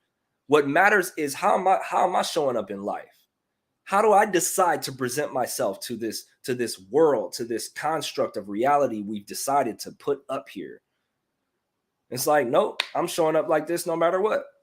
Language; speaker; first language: English; native; English